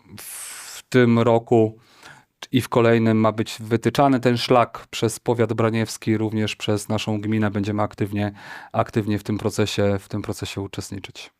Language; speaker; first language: Polish; native; Polish